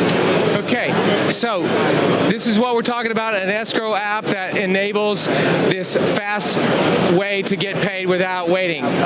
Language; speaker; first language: English; native; English